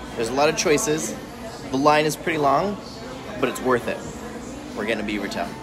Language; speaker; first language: English; native; English